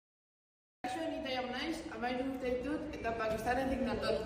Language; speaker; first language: Basque; non-native, learner; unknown